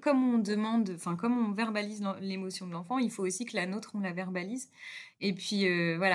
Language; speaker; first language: French; native; French